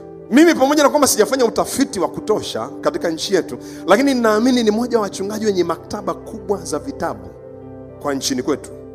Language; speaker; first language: Swahili; non-native, local second language; Masai